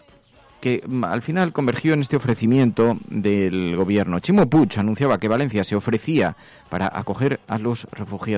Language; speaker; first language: Spanish; native; Spanish